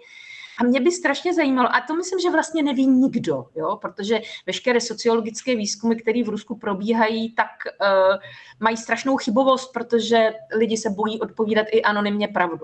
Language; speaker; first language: Czech; native; Czech